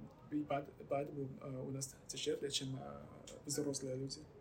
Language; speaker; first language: Russian; non-native, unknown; Chinese